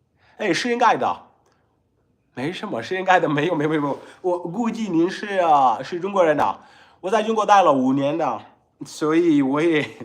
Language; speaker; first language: Chinese; non-native, learner; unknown